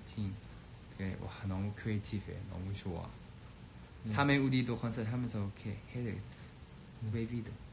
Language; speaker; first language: Korean; non-native, fluent; Thai